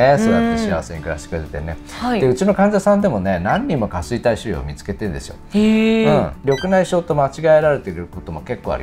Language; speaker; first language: Japanese; native; Japanese